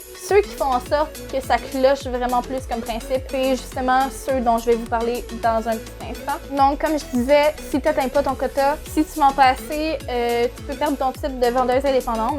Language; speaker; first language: French; native; French